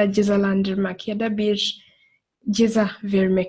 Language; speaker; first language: Turkish; non-native, learner; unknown